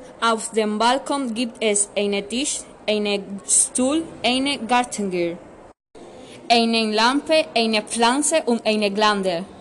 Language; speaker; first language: German; non-native, learner; Spanish